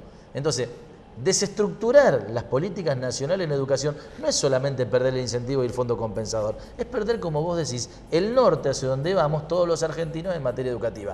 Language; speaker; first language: Spanish; native; Spanish